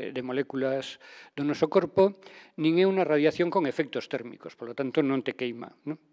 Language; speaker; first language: Galician; native; Galician